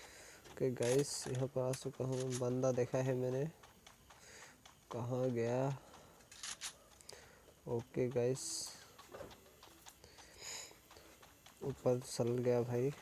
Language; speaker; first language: Hindi; non-native, local second language; Assamese